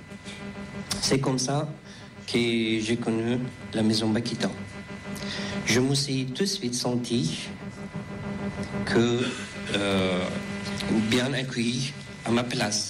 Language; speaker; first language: French; non-native, fluent; Persian